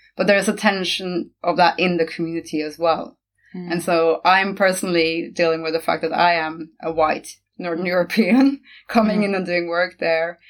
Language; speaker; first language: English; non-native, fluent; Norwegian